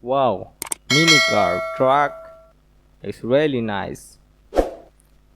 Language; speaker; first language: English; non-native, learner; Indonesian